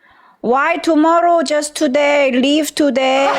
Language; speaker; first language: English; non-native, learner; Thai